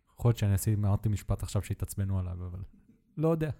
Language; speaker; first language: Hebrew; native; Hebrew